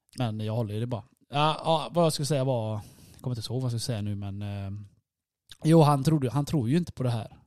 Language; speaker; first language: Swedish; early bilingual, other home language; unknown